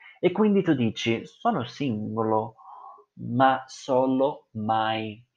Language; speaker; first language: Italian; non-native, fluent; Portuguese